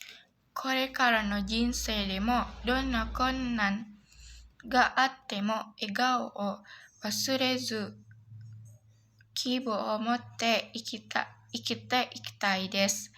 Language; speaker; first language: Japanese; non-native, learner; Indonesian